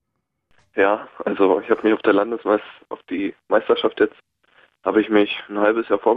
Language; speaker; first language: German; native; German